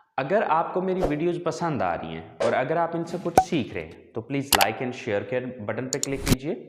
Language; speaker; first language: Urdu; non-native, local second language; Punjabi